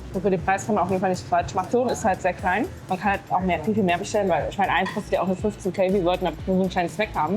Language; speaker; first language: German; native; German